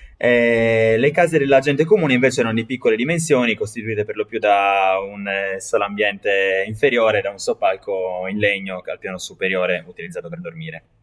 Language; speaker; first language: Italian; non-native, local second language; Sardinian